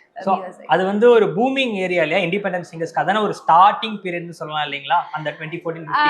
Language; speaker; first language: Tamil; native; Tamil